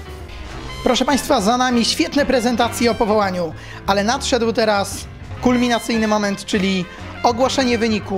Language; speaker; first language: Polish; native; Polish